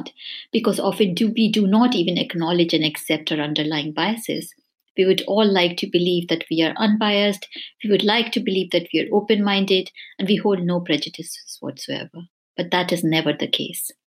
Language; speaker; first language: English; non-native, local second language; Hindi